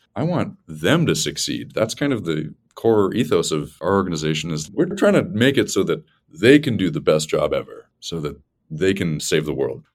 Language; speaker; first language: English; native; English